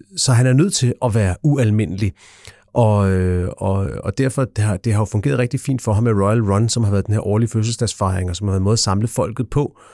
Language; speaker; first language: Danish; native; Danish